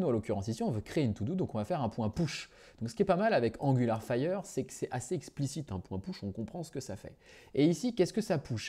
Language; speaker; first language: French; native; French